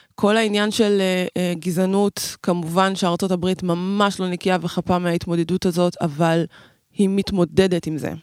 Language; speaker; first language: Hebrew; native; Hebrew